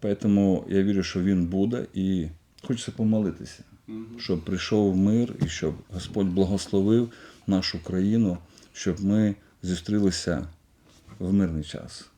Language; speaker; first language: Ukrainian; non-native, local second language; Russian